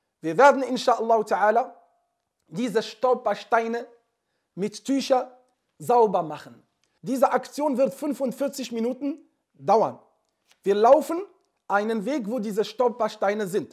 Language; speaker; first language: German; non-native, fluent; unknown